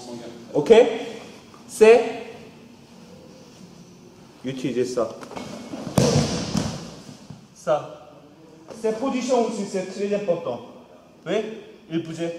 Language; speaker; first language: French; non-native, learner; Korean